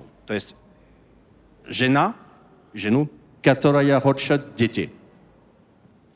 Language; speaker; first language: Russian; non-native, learner; French